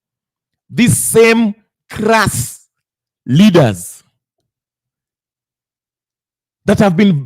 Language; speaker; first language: English; non-native, local second language; Swahili